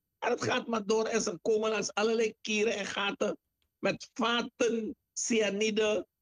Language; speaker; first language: Dutch; native; Dutch